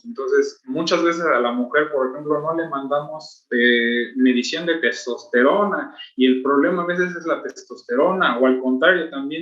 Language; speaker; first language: Spanish; native; Spanish